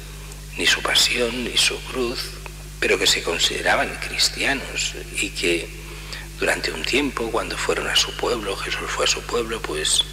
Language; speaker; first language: Spanish; native; Spanish